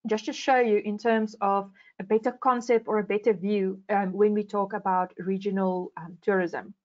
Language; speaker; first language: English; non-native, local second language; Afrikaans